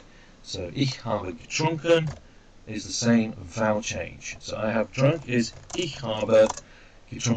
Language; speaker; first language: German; non-native, fluent; English